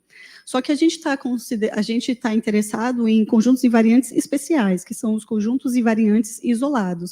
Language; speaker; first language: Portuguese; native; Portuguese